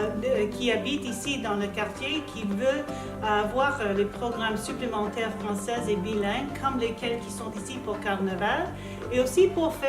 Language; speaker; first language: French; non-native, local second language; English